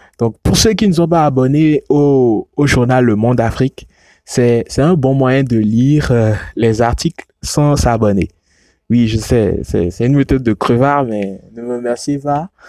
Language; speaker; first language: French; non-native, local second language; Yoruba